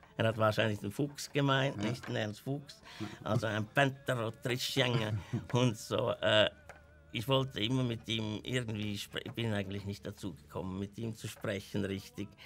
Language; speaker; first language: German; native; German